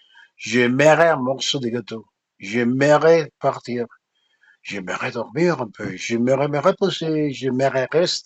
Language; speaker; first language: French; non-native, fluent; Spanish